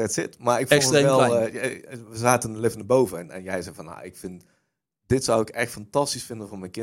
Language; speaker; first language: Dutch; native; Dutch